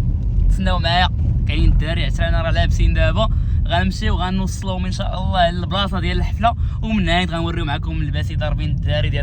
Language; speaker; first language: Arabic; native; Arabic